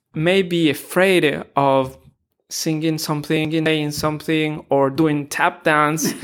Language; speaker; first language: English; non-native, fluent; Spanish